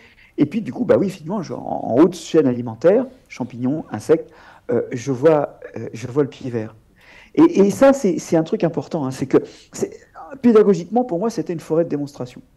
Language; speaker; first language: French; native; French